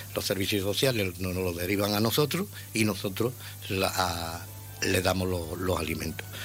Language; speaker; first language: Spanish; native; Spanish